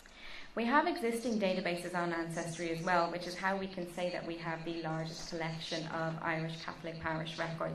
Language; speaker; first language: English; native; English